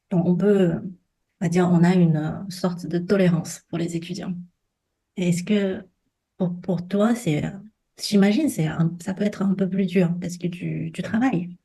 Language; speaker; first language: French; non-native, fluent; Chinese